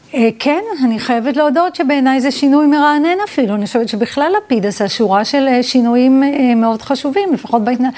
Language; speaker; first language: Hebrew; early bilingual, other home language; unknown